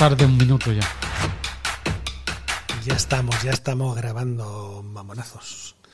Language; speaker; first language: Spanish; native; Spanish